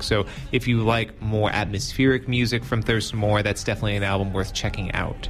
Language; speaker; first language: English; native; English